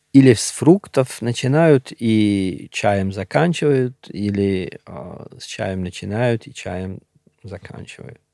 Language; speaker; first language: Russian; non-native, local second language; Shughni